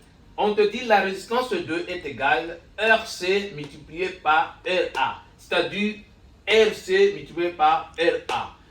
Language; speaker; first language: French; non-native, learner; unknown